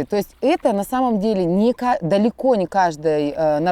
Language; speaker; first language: Russian; native; Russian